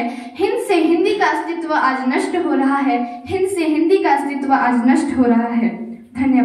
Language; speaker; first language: Hindi; native; Hindi